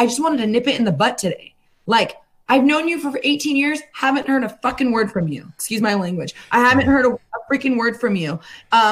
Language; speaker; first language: English; native; English